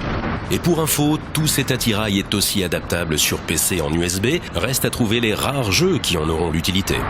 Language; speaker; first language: French; native; French